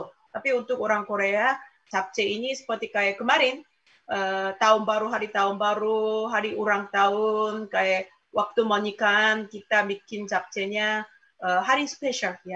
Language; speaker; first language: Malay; non-native, fluent; Korean